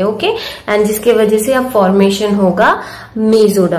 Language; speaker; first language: Hindi; native; Hindi